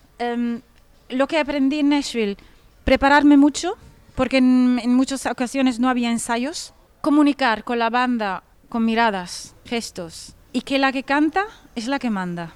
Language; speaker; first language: Spanish; non-native, fluent; Italian